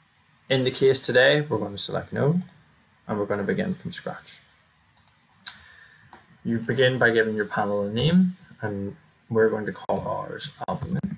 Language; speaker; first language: English; native; English